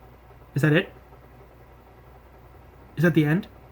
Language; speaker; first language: English; native; English